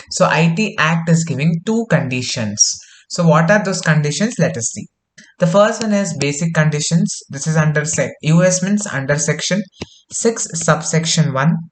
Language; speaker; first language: English; non-native, local second language; Kannada